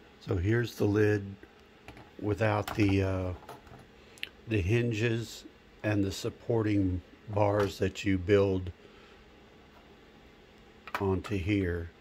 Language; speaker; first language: English; native; English